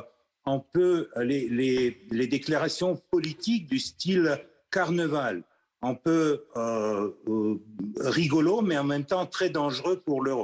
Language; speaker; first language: French; non-native, fluent; Russian